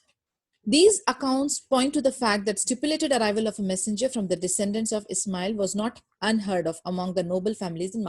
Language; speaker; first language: English; non-native, local second language; Urdu